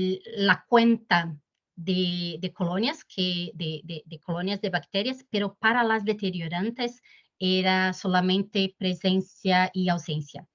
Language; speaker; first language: Spanish; non-native, fluent; Portuguese